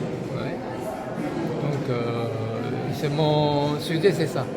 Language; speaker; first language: French; non-native, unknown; Japanese